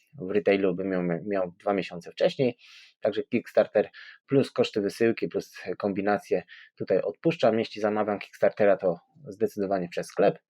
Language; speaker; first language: Polish; native; Polish